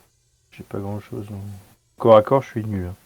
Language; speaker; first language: French; native; French